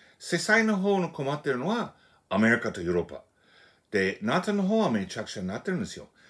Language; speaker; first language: Japanese; non-native, fluent; English